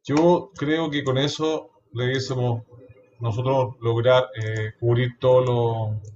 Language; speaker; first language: Spanish; native; Spanish